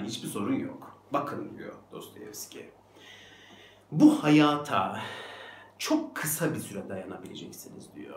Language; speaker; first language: Turkish; native; Turkish